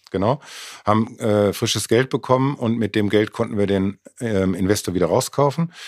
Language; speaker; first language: German; native; German